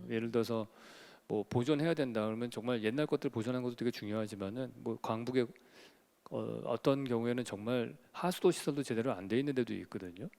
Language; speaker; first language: Korean; native; Korean